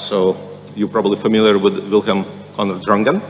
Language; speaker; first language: English; non-native, fluent; Lithuanian